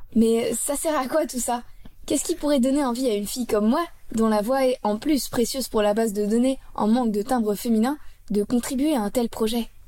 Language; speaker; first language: French; native; French